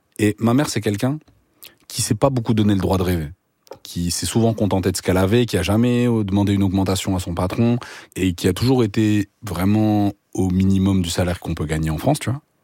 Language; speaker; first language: French; native; French